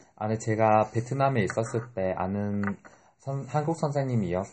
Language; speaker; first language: Korean; non-native, fluent; Vietnamese